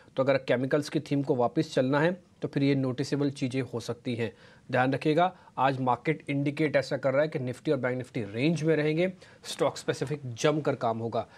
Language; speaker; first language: Hindi; native; Hindi